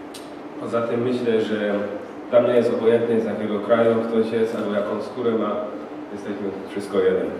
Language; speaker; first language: Polish; early bilingual, heritage; German